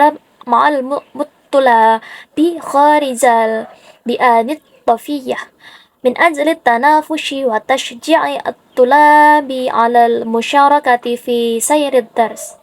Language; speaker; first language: Arabic; non-native, learner; Indonesian